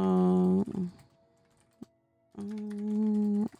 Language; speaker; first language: Japanese; non-native, learner; English